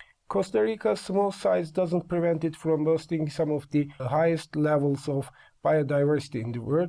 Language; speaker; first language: English; non-native, fluent; Turkish